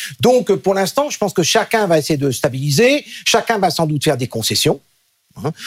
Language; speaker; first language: French; native; French